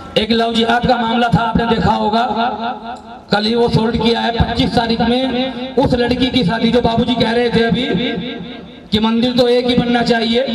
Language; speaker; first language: Hindi; native; Hindi